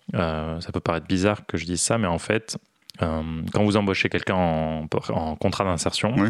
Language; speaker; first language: French; native; French